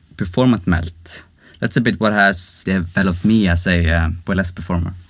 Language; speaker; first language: English; non-native, fluent; Icelandic